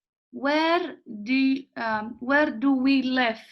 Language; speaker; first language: English; non-native, learner; Arabic